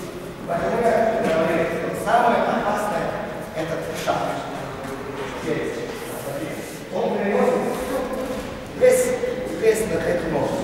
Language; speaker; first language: Russian; non-native, learner; Serbian